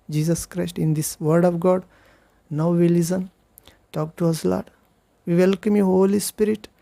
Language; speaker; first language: English; non-native, local second language; Kannada